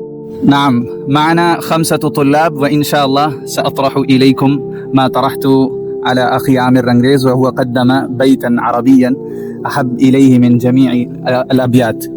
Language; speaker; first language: Arabic; non-native, fluent; Urdu